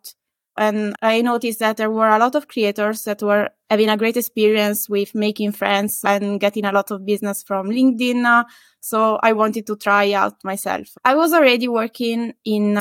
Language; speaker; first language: English; non-native, fluent; Italian